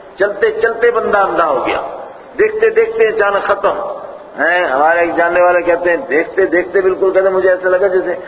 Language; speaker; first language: Urdu; non-native, local second language; Punjabi